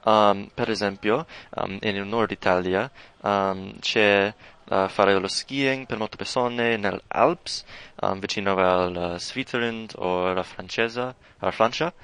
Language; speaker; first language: Italian; non-native, learner; English